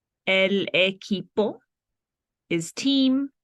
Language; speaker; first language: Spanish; non-native, fluent; English